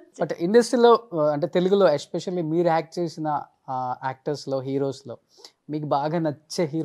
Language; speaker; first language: Telugu; native; Telugu